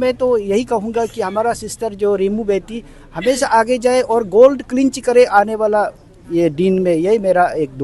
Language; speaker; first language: Hindi; non-native, local second language; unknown